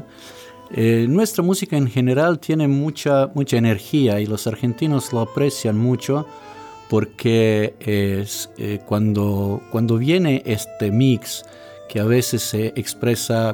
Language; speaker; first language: Spanish; non-native, fluent; Serbian